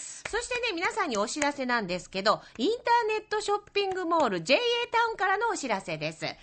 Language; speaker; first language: Japanese; native; Japanese